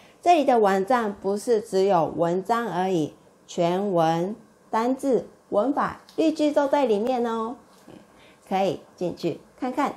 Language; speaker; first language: Chinese; non-native, fluent; Japanese